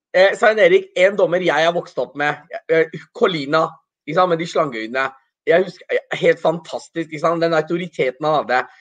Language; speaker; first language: Norwegian; early bilingual, other home language; Urdu